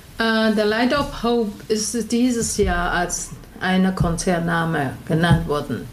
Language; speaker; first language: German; non-native, learner; Chinese